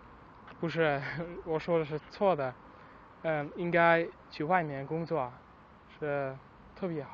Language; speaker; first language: Chinese; non-native, learner; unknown